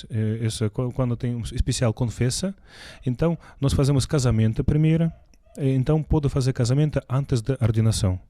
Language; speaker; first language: Portuguese; non-native, learner; Russian